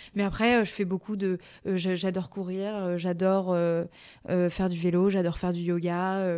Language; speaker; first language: French; native; French